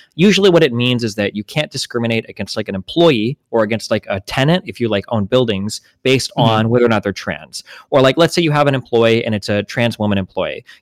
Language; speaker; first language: English; native; English